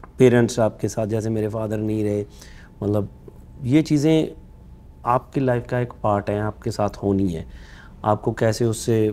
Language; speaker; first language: Hindi; non-native, local second language; Punjabi